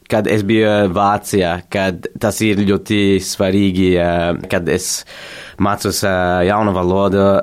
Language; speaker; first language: Latvian; non-native, learner; English